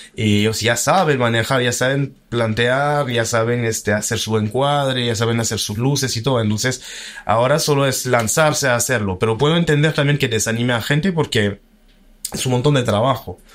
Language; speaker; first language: Spanish; early bilingual, heritage; French